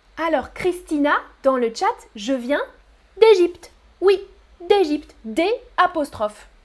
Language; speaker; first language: French; native; French